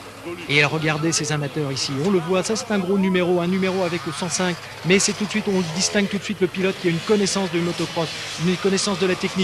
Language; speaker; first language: French; native; French